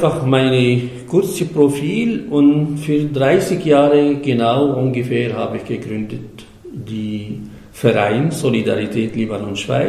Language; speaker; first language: German; non-native, fluent; Arabic